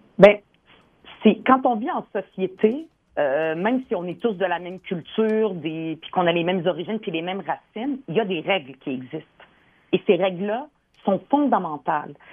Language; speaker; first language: French; early bilingual, other home language; Arabic